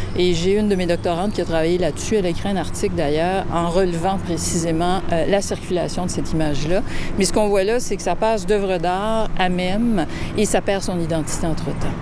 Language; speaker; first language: French; native; French